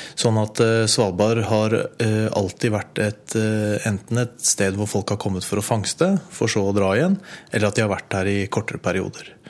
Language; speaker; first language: Norwegian; native; Norwegian